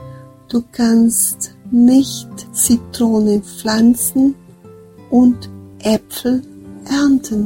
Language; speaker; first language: German; non-native, fluent; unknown